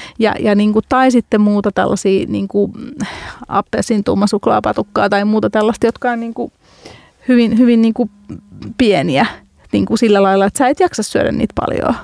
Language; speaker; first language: Finnish; early bilingual, other home language; Hungarian